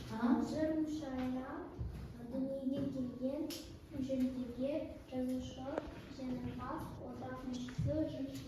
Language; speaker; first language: Kazakh; non-native, local second language; Russian